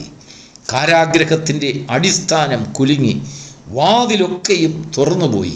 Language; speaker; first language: Malayalam; native; Malayalam